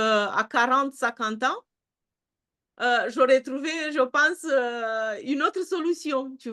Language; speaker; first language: French; non-native, fluent; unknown